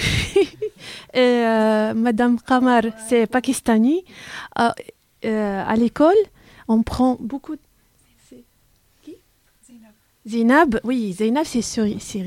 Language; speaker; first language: French; non-native, learner; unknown